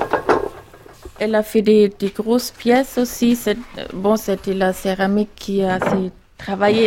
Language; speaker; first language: French; non-native, fluent; German